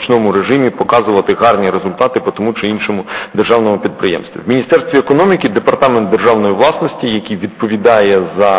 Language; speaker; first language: Ukrainian; native; Ukrainian